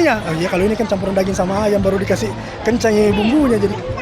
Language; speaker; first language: Indonesian; native; Indonesian